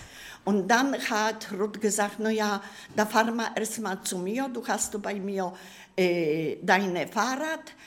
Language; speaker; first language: German; non-native, learner; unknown